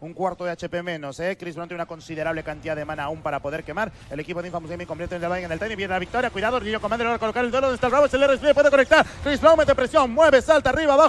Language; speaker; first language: Spanish; native; Spanish